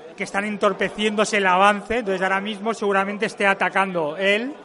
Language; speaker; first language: Spanish; non-native, local second language; Catalan